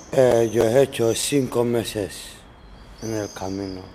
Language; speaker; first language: Spanish; non-native, learner; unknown